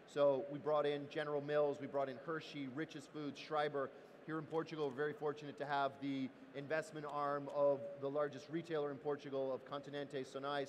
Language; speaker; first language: English; native; English